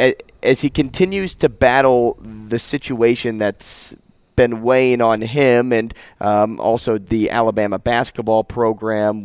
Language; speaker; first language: English; native; English